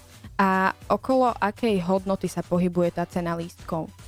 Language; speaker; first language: Slovak; native; Slovak